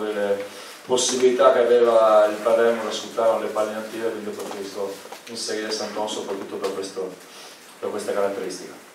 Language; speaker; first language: Italian; native; Italian